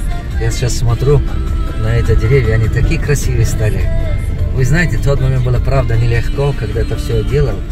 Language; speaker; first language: Russian; non-native, local second language; Tajik